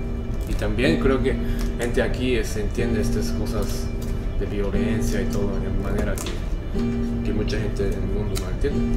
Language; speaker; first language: Spanish; non-native, learner; Japanese